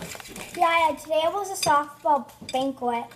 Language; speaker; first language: English; native; English